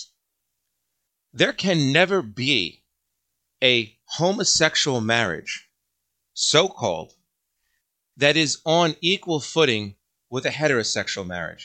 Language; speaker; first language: English; native; English